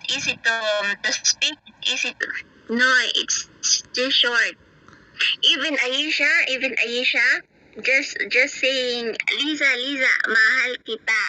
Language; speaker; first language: English; non-native, local second language; Filipino